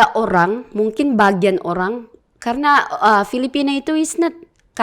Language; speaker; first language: Indonesian; non-native, learner; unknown